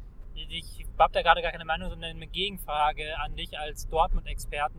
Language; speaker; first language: German; native; German